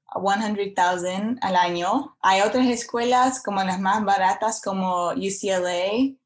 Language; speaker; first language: Spanish; early bilingual, heritage; Spanish